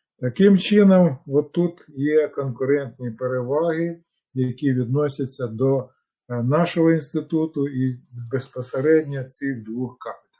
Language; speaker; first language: Ukrainian; non-native, local second language; Russian